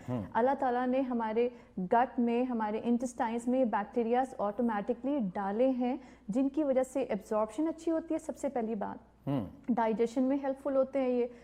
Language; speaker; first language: Urdu; native; Urdu